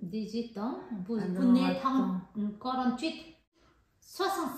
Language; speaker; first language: French; non-native, learner; Vietnamese